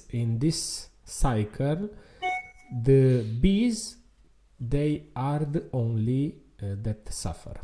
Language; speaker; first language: English; non-native, fluent; Italian